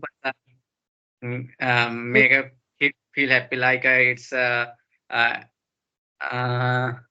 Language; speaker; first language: English; non-native, learner; Hindi